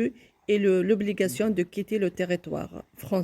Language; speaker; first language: French; non-native, learner; Kabyle